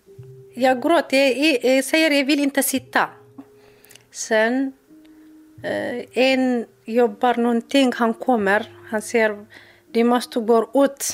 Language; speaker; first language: Swedish; non-native, learner; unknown